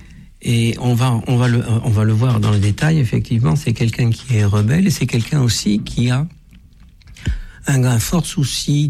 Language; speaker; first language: French; native; French